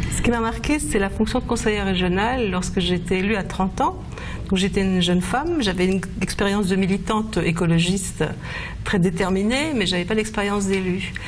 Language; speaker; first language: French; non-native, local second language; Swiss German